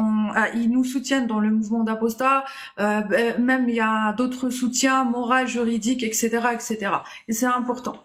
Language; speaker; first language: French; native; French